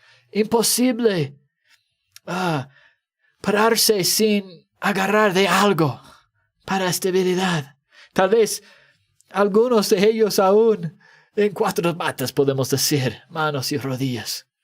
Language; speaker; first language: Spanish; non-native, fluent; English